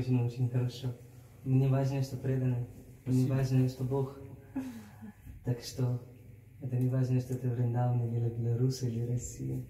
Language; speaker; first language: Russian; non-native, learner; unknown